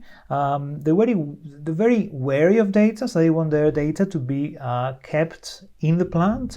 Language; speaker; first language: English; non-native, fluent; Spanish